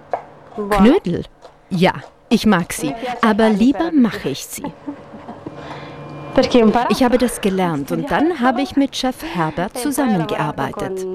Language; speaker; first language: German; non-native, fluent; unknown